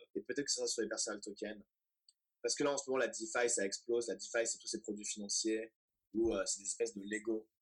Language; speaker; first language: French; native; French